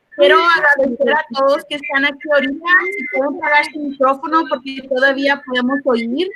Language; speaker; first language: Spanish; early bilingual, other home language; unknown